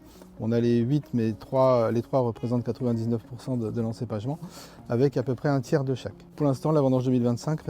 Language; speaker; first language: French; native; French